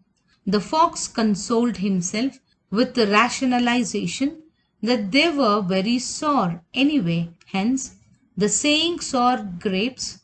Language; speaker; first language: English; non-native, local second language; Kannada